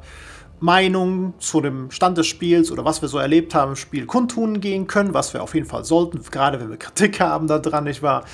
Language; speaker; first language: German; native; German